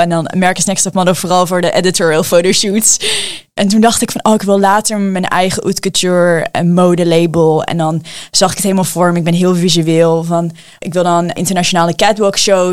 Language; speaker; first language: Dutch; early bilingual, heritage; Dutch